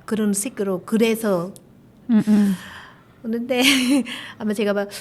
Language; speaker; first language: Korean; non-native, learner; Vietnamese